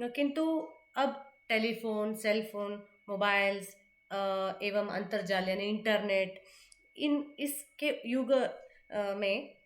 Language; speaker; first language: Hindi; non-native, local second language; Kannada